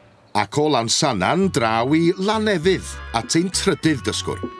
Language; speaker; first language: Welsh; native; Welsh